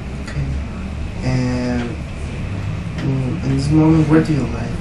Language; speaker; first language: English; non-native, learner; Spanish